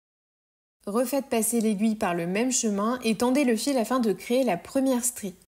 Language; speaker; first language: French; native; French